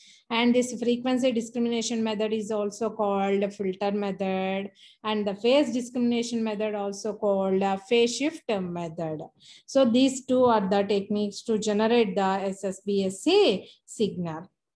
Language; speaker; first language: English; non-native, local second language; Telugu